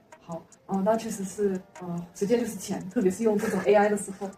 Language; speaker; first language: Chinese; non-native, learner; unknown